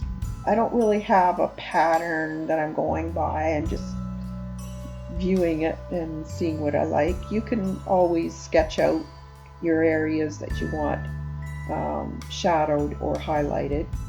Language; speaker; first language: English; native; English